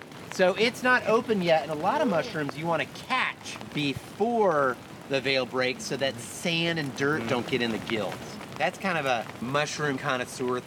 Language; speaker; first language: English; non-native, fluent; Japanese